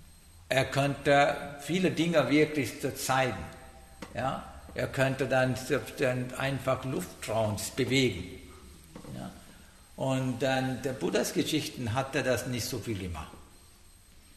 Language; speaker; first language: German; non-native, learner; Sinhala